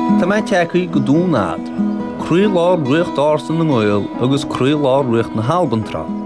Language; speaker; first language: Irish; native; Irish